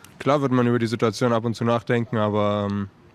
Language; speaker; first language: German; native; German